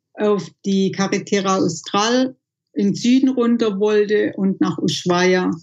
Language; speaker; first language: German; native; German